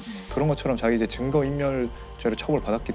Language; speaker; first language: Korean; native; Korean